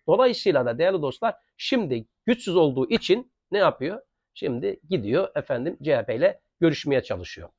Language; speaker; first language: Turkish; native; Turkish